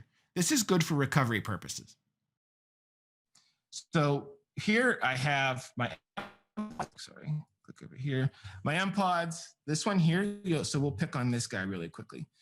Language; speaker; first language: English; native; English